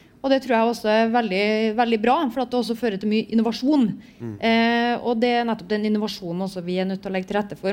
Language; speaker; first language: Norwegian; native; Norwegian